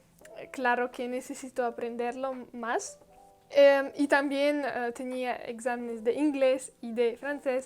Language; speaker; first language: Spanish; non-native, learner; Russian